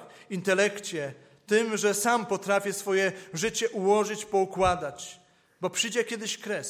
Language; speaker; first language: Polish; native; Polish